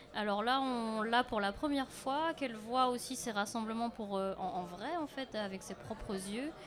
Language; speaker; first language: French; early bilingual, other home language; Lao